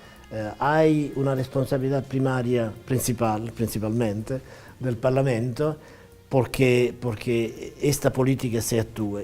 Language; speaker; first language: Spanish; non-native, fluent; Italian